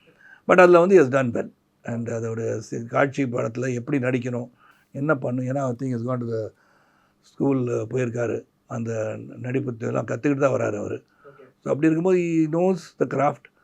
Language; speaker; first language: Tamil; native; Tamil